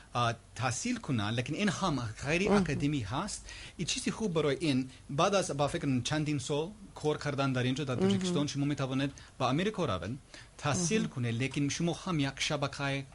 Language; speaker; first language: Persian; non-native, learner; English